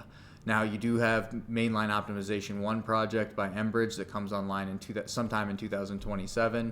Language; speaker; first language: English; native; English